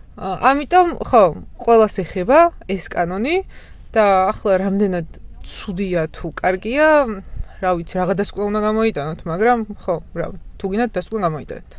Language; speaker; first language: Georgian; native; Georgian